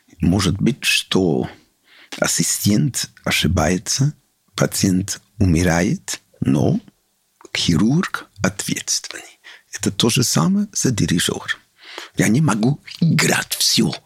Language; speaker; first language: Russian; non-native, learner; English